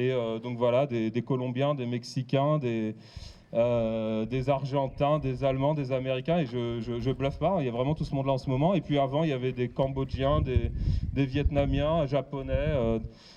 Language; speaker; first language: French; native; French